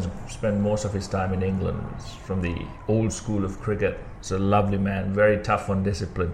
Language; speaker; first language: English; non-native, local second language; Sinhala